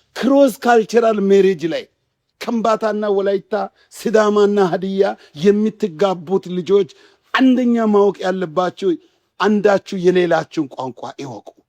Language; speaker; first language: Amharic; non-native, local second language; Wolaytta